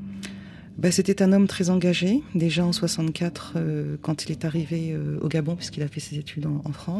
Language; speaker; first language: French; native; French